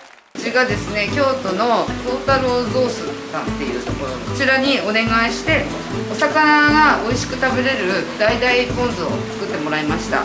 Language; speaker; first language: Japanese; native; Japanese